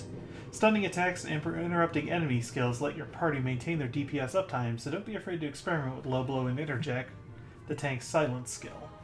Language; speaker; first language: English; native; English